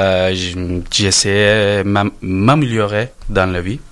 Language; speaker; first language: French; non-native, learner; Turkish